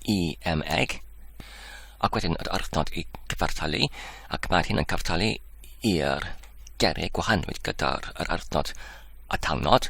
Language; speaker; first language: Welsh; non-native, learner; English